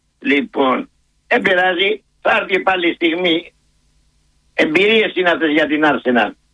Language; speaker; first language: Greek; native; Greek